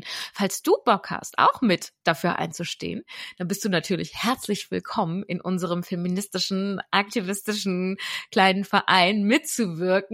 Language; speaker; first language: German; native; German